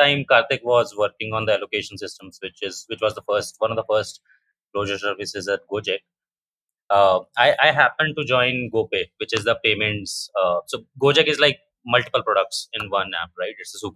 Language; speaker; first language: English; non-native, local second language; Hindi